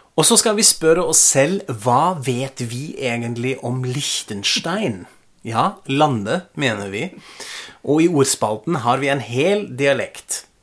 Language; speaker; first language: Norwegian; non-native, fluent; German